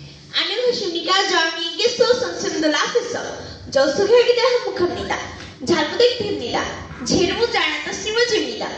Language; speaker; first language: Korean; non-native, learner; Bangla